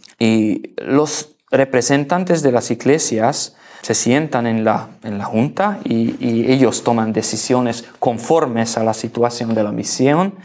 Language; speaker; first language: Spanish; non-native, learner; Hungarian